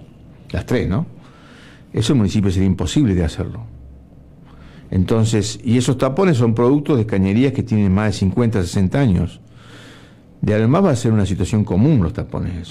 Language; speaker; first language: Spanish; native; Spanish